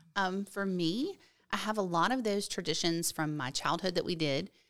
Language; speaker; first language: English; native; English